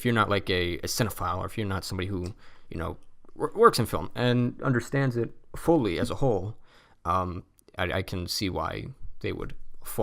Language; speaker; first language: English; native; English